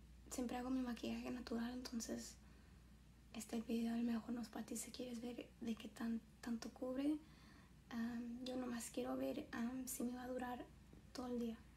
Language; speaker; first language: Spanish; early bilingual, heritage; Spanish